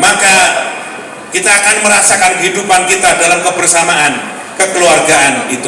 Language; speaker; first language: Indonesian; native; Indonesian